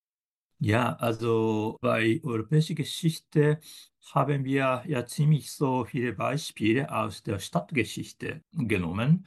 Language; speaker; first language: German; non-native, fluent; Japanese